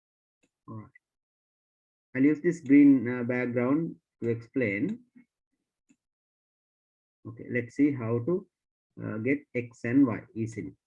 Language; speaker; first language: English; non-native, local second language; Sinhala